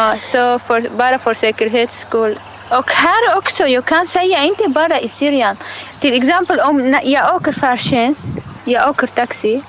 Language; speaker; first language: Swedish; non-native, learner; Arabic